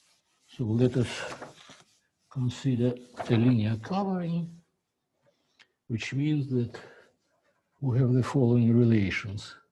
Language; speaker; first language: English; non-native, fluent; Russian